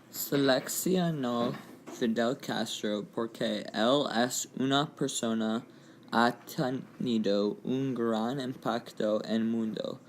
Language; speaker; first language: Spanish; non-native, learner; English